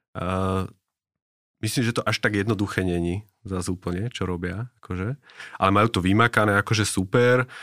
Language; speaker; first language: Slovak; native; Slovak